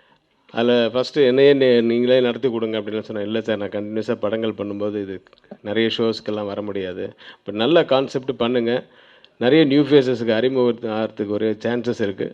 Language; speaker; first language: Tamil; native; Tamil